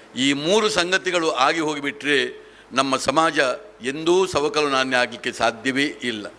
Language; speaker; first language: Kannada; non-native, local second language; Tulu